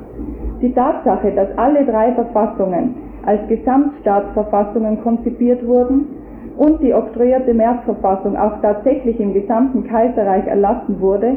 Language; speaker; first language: German; native; German